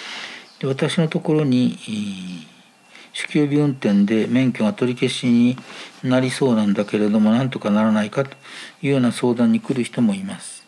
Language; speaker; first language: Japanese; native; Japanese